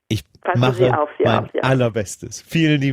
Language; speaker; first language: German; native; German